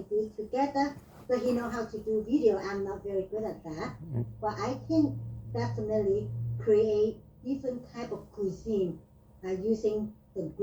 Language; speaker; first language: English; non-native, learner; Vietnamese